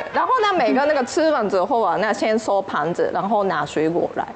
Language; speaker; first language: Chinese; non-native, fluent; Japanese